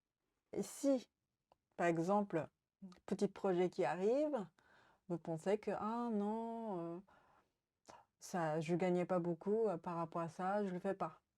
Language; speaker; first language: French; non-native, fluent; Japanese